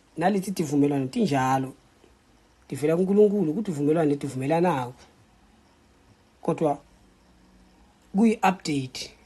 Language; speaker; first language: Zulu; non-native, local second language; Swati